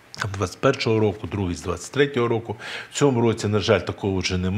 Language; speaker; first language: Ukrainian; native; Ukrainian